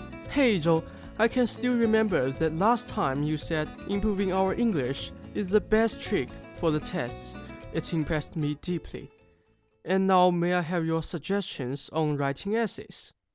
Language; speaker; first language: English; non-native, fluent; Chinese